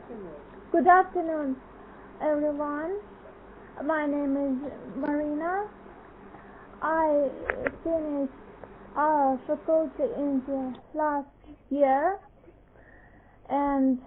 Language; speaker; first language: English; non-native, learner; Russian